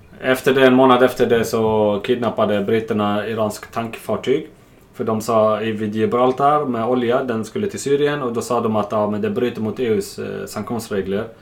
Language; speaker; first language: Swedish; non-native, fluent; Arabic